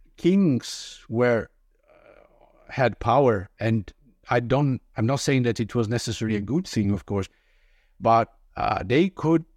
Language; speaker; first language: English; non-native, fluent; Italian